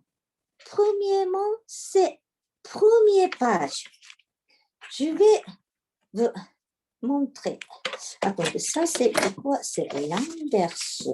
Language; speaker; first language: French; non-native, learner; Japanese